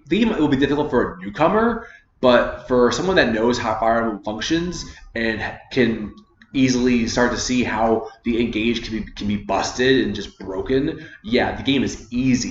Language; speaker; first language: English; native; English